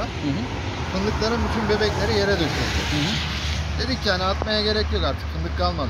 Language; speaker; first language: Turkish; native; Turkish